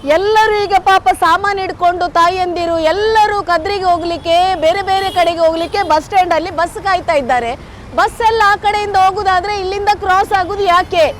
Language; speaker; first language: Kannada; native; Kannada